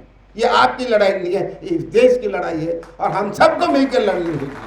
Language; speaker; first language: Hindi; native; Hindi